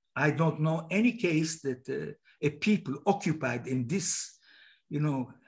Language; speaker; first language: English; non-native, fluent; Hebrew